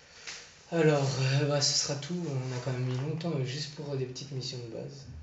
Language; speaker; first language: French; native; French